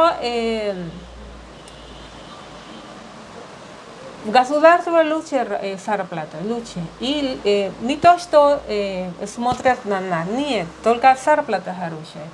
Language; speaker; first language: Russian; non-native, learner; Spanish